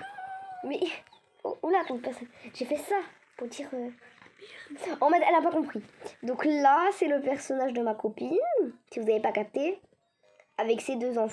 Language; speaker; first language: French; native; French